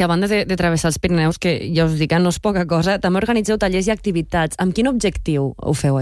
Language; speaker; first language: Catalan; native; Catalan